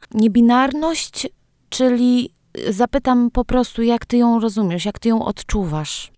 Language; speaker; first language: Polish; native; Polish